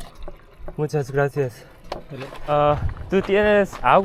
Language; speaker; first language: Spanish; non-native, learner; Korean